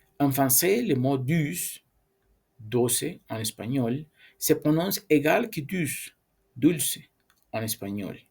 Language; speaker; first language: French; non-native, learner; Spanish